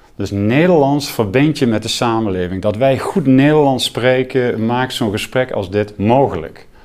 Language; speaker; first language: Dutch; non-native, local second language; Limburgish